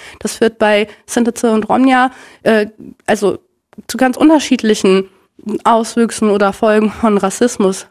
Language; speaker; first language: German; native; German